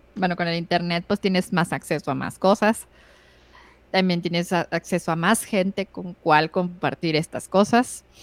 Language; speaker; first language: Spanish; native; Spanish